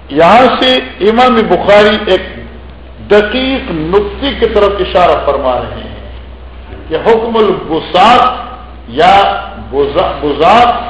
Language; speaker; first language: Urdu; non-native, local second language; Pashto